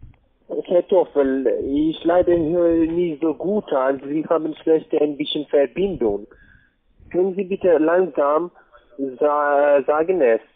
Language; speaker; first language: German; non-native, learner; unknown